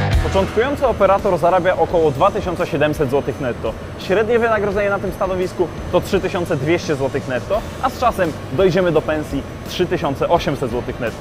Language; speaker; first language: Polish; native; Polish